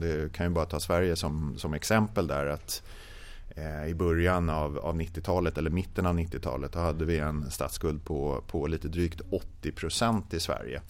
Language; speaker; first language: Swedish; native; Swedish